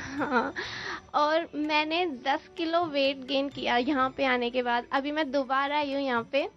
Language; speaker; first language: Hindi; native; Hindi